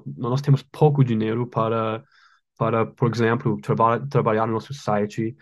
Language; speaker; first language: Portuguese; non-native, learner; English